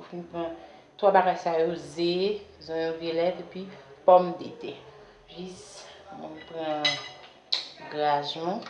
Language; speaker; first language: French; non-native, learner; Haitian Creole